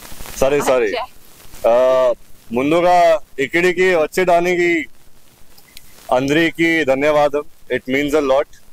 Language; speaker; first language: Telugu; non-native, learner; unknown